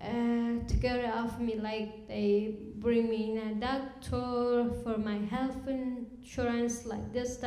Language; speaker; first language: English; non-native, learner; Kurdish